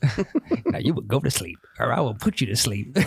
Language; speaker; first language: English; native; English